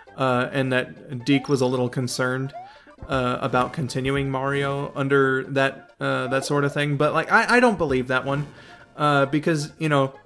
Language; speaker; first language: English; native; English